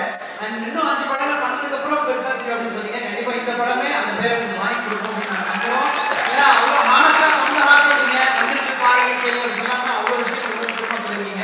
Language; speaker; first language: Tamil; native; Tamil